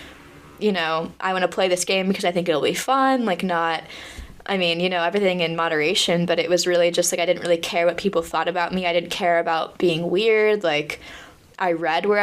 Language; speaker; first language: English; native; English